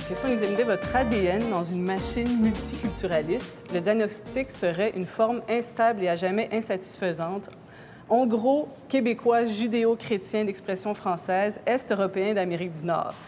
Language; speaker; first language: French; native; French